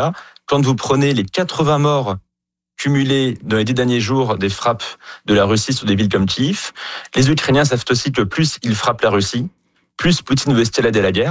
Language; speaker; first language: French; native; French